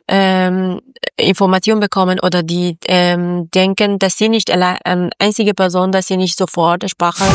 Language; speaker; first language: German; non-native, learner; Persian